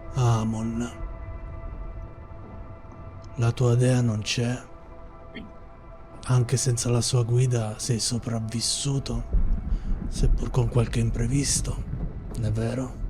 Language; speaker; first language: Italian; native; Italian